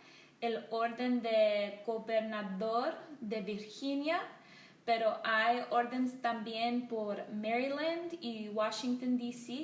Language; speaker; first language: Spanish; non-native, learner; English